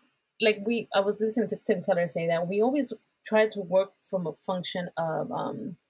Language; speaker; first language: English; early bilingual, other home language; Spanish